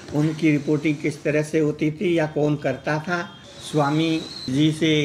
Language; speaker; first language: Hindi; native; Hindi